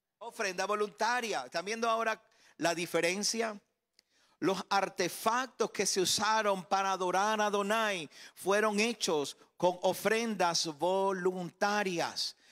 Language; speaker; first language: Spanish; native; Spanish